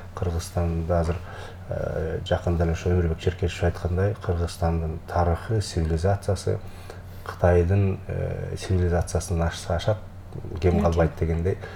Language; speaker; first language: Kyrgyz; native; Kyrgyz